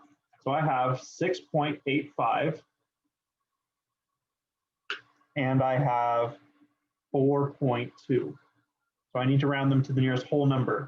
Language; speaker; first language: English; native; English